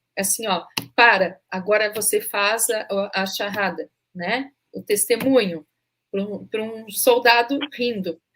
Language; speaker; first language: Portuguese; native; Portuguese